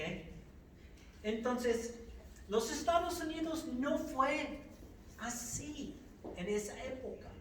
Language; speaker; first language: Spanish; non-native, fluent; English